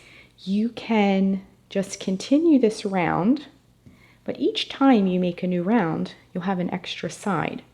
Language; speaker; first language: English; native; English